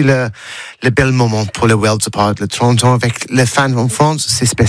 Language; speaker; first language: French; non-native, learner; English